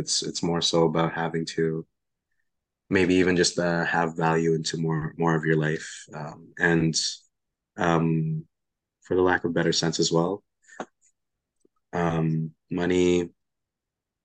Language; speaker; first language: English; non-native, local second language; Filipino